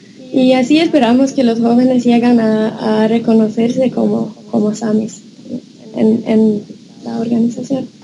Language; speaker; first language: Spanish; non-native, fluent; Norwegian